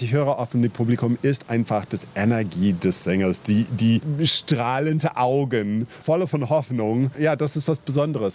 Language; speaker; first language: German; non-native, fluent; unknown